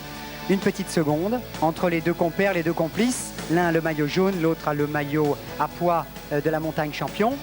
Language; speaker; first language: French; native; French